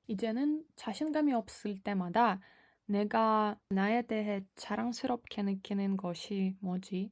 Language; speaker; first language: Korean; non-native, fluent; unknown